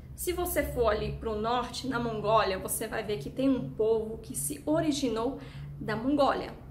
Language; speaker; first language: Portuguese; early bilingual, heritage; Portuguese